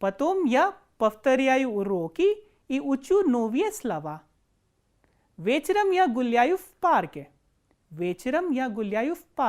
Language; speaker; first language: Russian; non-native, fluent; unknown